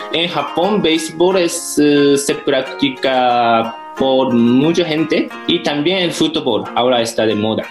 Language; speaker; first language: Spanish; non-native, fluent; Japanese